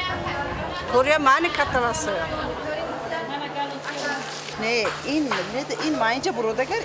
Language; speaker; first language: Korean; early bilingual, heritage; Russian